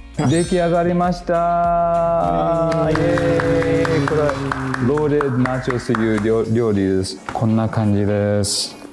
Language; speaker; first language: Japanese; non-native, fluent; English